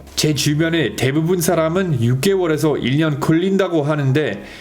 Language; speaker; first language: Korean; non-native, fluent; English